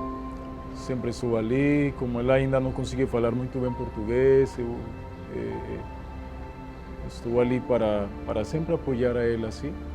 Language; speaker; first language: Portuguese; non-native, fluent; Spanish